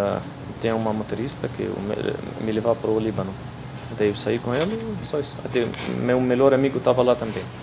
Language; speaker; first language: Portuguese; non-native, fluent; Arabic